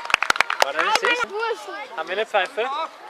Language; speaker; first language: German; native; German